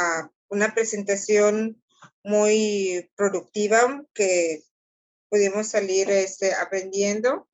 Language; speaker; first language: Spanish; non-native, local second language; English